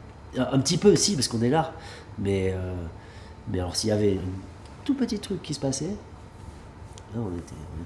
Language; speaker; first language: French; native; French